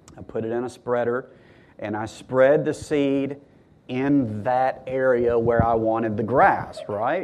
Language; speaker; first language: English; native; English